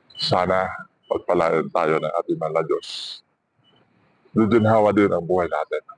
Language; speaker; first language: Filipino; native; Filipino